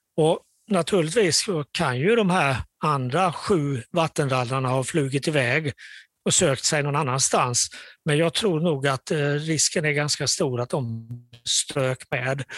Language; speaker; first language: Swedish; native; Swedish